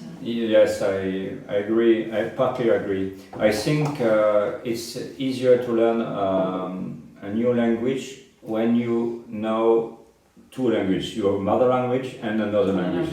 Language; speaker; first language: English; non-native, fluent; French